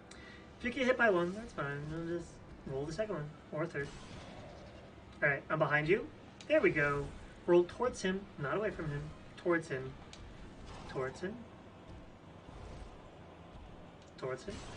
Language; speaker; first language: English; native; English